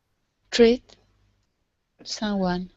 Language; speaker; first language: English; non-native, learner; Spanish